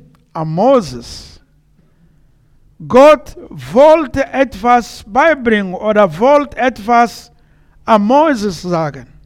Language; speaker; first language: German; non-native, learner; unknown